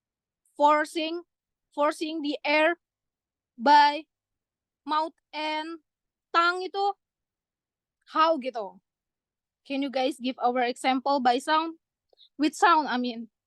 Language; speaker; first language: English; non-native, learner; Indonesian